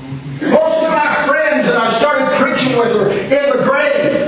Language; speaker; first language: English; native; English